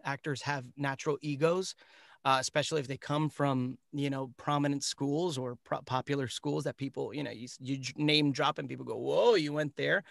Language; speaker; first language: English; early bilingual, other home language; Spanish